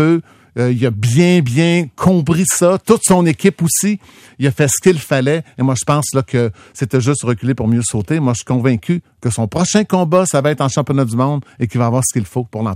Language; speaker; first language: French; native; French